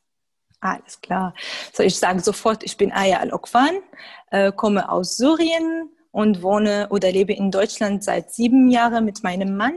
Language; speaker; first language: German; non-native, fluent; Arabic